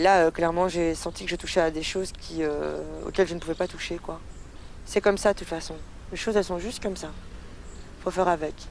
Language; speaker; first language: French; early bilingual, other home language; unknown